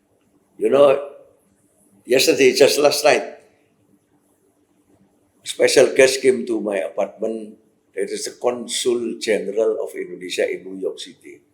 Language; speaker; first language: English; non-native, fluent; Indonesian